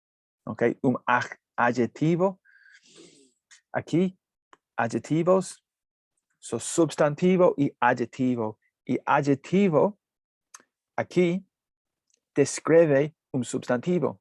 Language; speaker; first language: Spanish; non-native, fluent; English